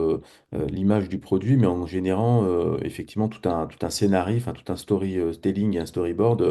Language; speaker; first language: French; native; French